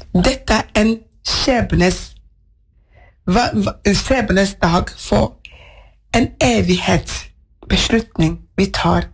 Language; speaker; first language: Norwegian; non-native, fluent; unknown